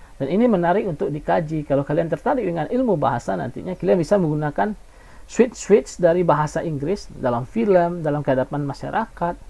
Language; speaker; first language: Indonesian; non-native, local second language; Minangkabau